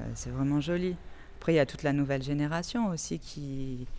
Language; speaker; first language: French; native; French